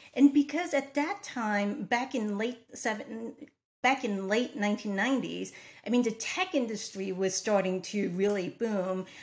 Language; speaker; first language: English; non-native, local second language; Cantonese